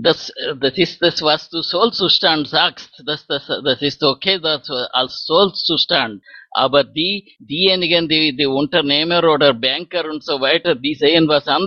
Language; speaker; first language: German; non-native, fluent; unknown